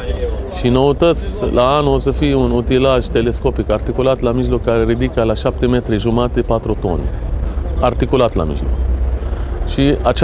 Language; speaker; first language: Romanian; non-native, fluent; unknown